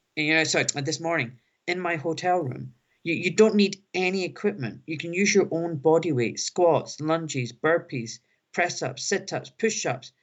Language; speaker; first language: English; native; English